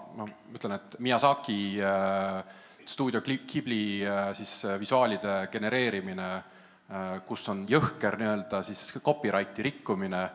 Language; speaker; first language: Estonian; native; Estonian